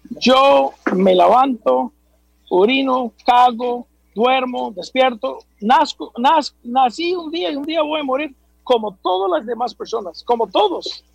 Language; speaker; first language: Spanish; non-native, fluent; English